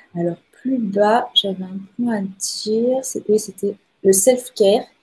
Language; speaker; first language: French; native; French